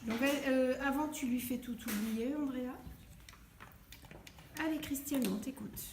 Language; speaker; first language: French; native; French